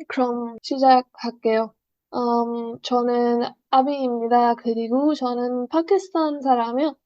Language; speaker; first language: Korean; non-native, learner; Urdu